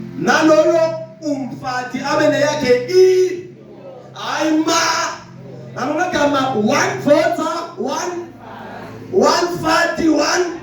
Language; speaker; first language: Zulu; non-native, local second language; Swati